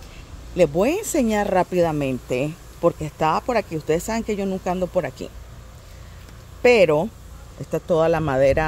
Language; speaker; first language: Spanish; native; Spanish